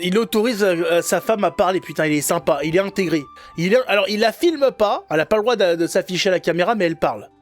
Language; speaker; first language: French; native; French